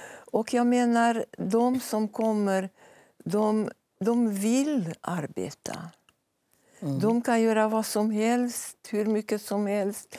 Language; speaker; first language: Swedish; non-native, fluent; Hungarian